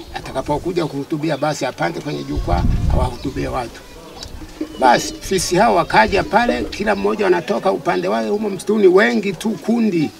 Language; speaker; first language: Swahili; non-native, local second language; Sukuma